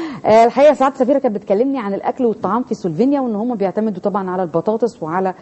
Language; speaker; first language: Arabic; native; Arabic